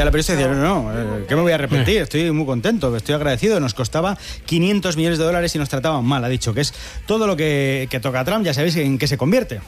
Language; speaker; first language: Spanish; native; Spanish